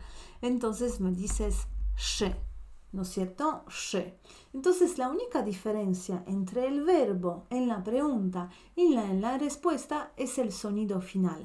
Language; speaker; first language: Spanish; non-native, fluent; Polish